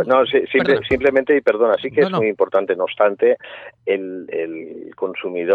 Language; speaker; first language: Spanish; native; Spanish